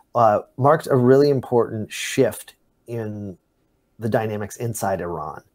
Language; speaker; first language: English; native; English